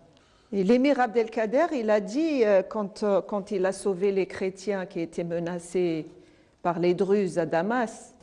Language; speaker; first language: French; non-native, local second language; Arabic